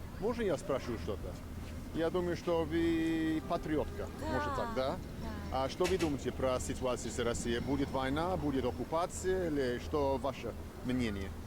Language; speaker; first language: Russian; non-native, fluent; English